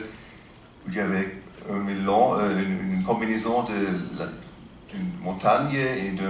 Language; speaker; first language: French; non-native, fluent; German